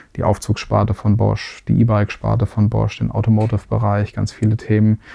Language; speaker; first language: German; native; German